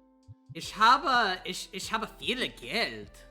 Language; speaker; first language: German; non-native, learner; English